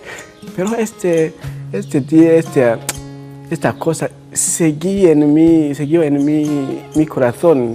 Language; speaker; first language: Spanish; non-native, local second language; Kinyarwanda